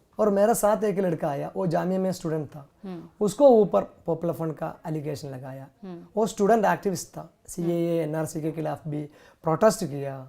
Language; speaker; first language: Hindi; non-native, local second language; Malayalam